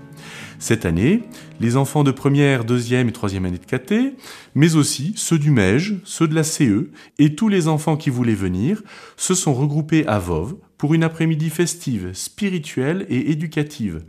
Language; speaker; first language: French; native; French